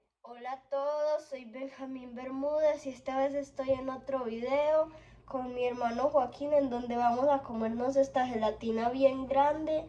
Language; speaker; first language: Spanish; native; Spanish